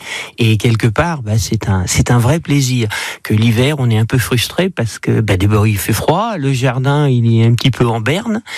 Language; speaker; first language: French; native; French